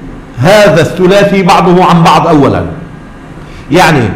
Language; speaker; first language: Arabic; native; Arabic